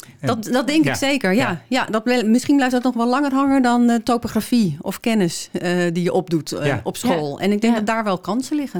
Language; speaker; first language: Dutch; native; Dutch